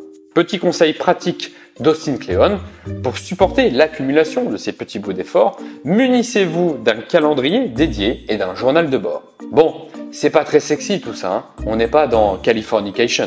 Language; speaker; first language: French; native; French